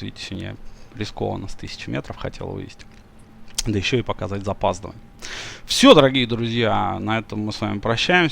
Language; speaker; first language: Russian; native; Russian